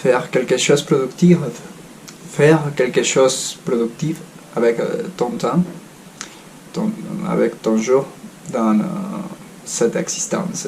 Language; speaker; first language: French; non-native, fluent; Spanish